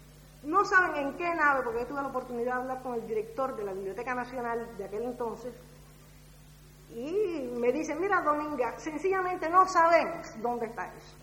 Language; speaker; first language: Spanish; native; Spanish